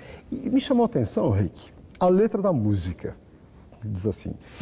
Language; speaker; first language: Portuguese; native; Portuguese